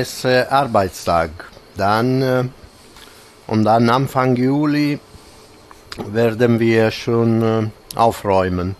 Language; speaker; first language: German; non-native, fluent; Italian